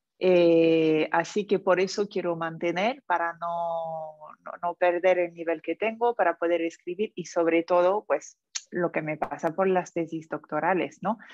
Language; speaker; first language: Spanish; non-native, fluent; French